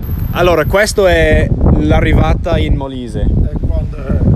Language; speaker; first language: Italian; non-native, fluent; English